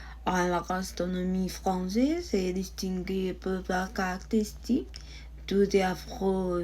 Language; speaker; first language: French; non-native, learner; Spanish